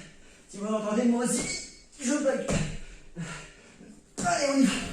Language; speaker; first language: French; native; French